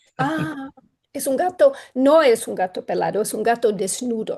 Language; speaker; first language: Spanish; non-native, learner; English